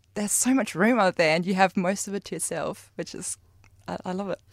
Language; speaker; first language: English; non-native, fluent; German